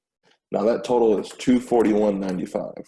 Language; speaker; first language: English; native; English